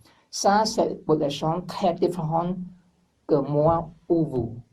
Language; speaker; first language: French; non-native, learner; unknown